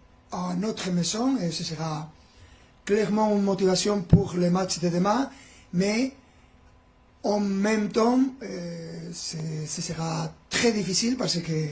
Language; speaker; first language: French; non-native, fluent; Spanish